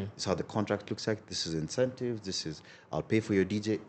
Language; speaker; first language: English; non-native, local second language; Luo (Kenya and Tanzania)